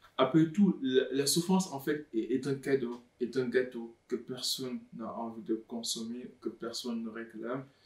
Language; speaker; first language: French; non-native, local second language; Wolof